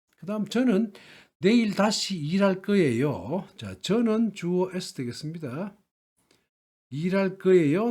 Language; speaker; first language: Korean; native; Korean